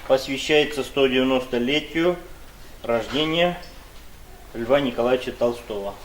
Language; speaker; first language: Russian; non-native, local second language; Kazakh